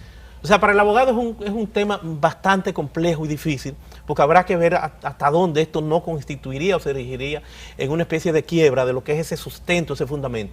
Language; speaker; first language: Spanish; native; Spanish